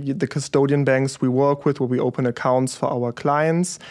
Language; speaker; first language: English; early bilingual, other home language; German